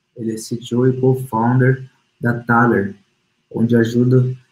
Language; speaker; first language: Portuguese; native; Portuguese